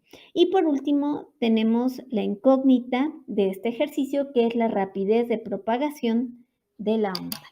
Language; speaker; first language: Spanish; native; Spanish